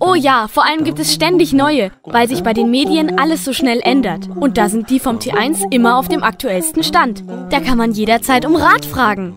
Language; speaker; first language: German; native; German